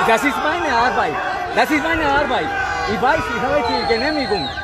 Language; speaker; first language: German; non-native, fluent; Spanish